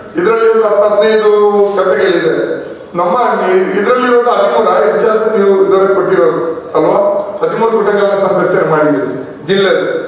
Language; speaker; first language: Kannada; non-native, local second language; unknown